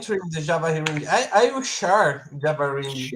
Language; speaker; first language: English; non-native, learner; Portuguese